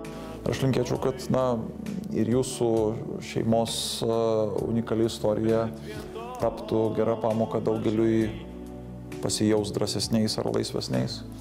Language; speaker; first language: Lithuanian; native; Lithuanian